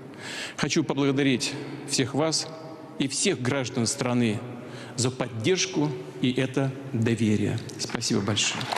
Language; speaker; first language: Russian; native; Russian